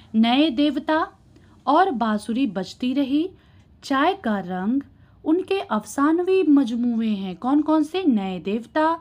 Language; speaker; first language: Urdu; native; Urdu